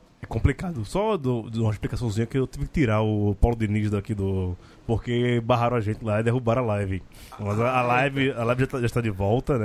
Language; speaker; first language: Portuguese; native; Portuguese